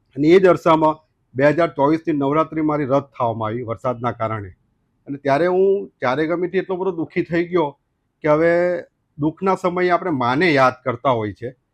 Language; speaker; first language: Gujarati; native; Gujarati